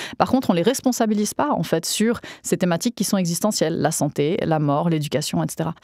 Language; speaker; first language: French; native; French